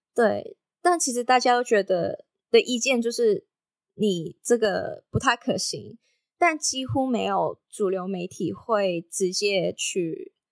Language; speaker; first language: Chinese; non-native, local second language; Cantonese